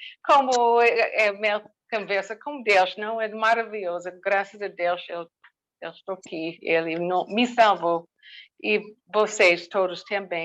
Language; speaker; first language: Portuguese; non-native, learner; English